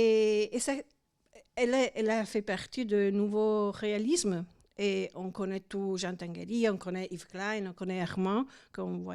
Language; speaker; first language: French; non-native, fluent; Italian